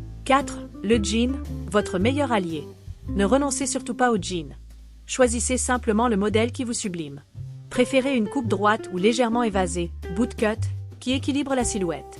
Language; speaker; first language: French; native; French